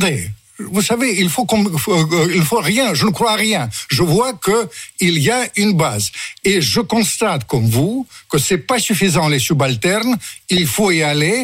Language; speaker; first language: French; non-native, fluent; Russian